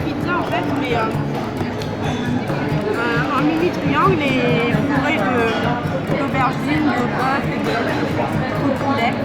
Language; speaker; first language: French; native; French